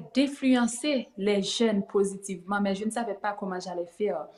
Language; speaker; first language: French; native; French